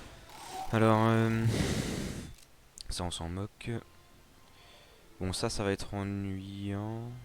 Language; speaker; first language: French; native; French